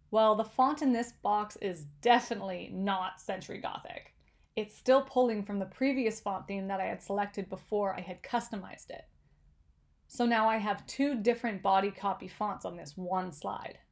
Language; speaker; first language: English; native; English